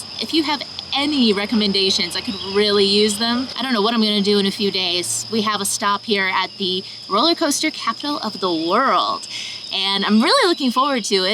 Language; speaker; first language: English; native; English